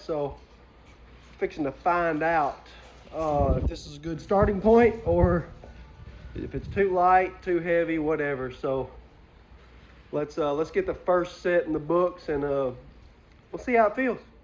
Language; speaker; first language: English; native; English